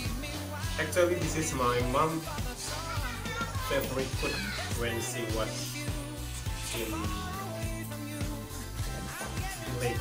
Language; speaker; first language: English; non-native, learner; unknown